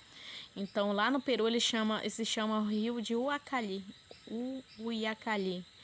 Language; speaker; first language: Portuguese; native; Portuguese